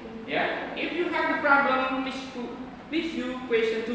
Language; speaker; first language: English; non-native, learner; Indonesian